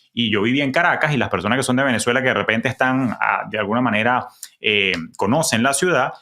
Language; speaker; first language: Spanish; native; Spanish